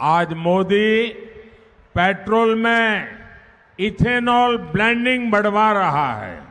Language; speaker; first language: Hindi; non-native, local second language; Gujarati